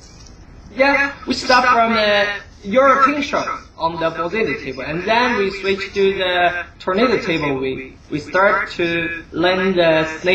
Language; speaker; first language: English; non-native, learner; Chinese